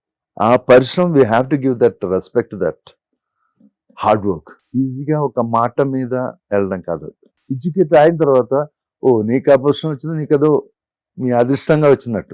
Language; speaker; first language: Telugu; non-native, fluent; Malayalam